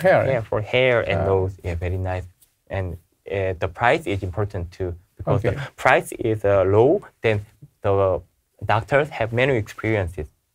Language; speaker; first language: English; non-native, learner; Korean